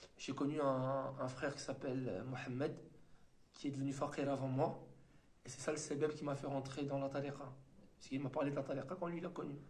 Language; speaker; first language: French; native; French